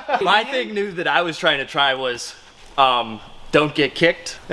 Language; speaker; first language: English; native; English